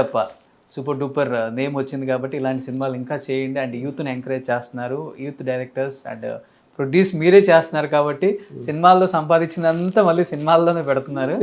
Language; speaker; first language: Telugu; native; Telugu